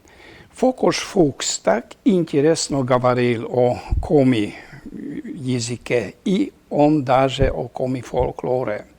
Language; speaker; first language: Russian; non-native, fluent; Hungarian